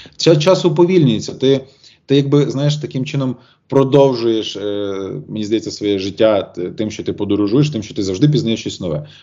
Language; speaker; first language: Ukrainian; native; Ukrainian